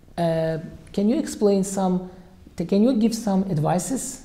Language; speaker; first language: English; non-native, learner; Azerbaijani